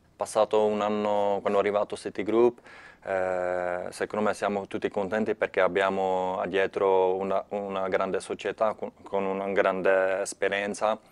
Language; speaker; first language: Italian; non-native, learner; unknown